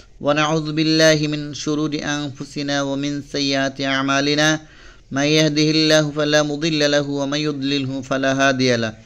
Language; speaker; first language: Arabic; non-native, fluent; Bangla